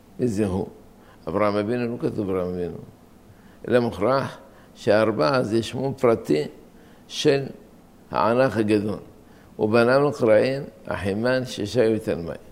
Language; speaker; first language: Hebrew; non-native, fluent; Arabic